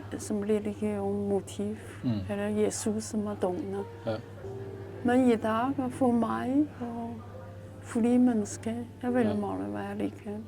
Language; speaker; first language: Norwegian; non-native, learner; Chinese